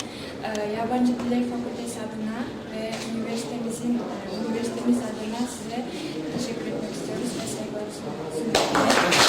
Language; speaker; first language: Turkish; non-native, learner; Kyrgyz